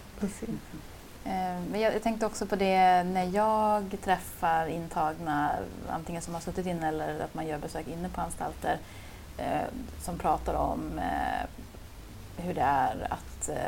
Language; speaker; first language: Swedish; native; Swedish